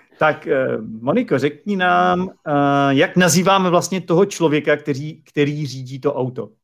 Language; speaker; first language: Czech; native; Czech